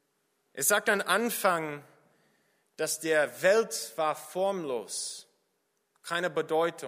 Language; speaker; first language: German; non-native, fluent; English